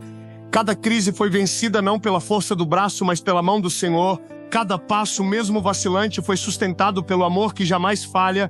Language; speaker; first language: Portuguese; native; Portuguese